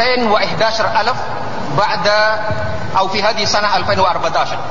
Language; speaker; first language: Arabic; non-native, fluent; Indonesian